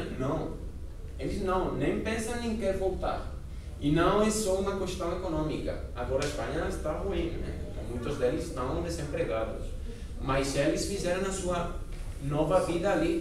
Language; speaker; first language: Portuguese; non-native, fluent; Spanish